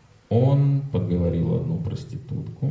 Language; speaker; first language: Russian; native; Russian